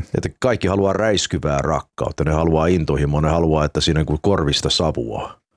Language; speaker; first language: Finnish; early bilingual, heritage; Finnish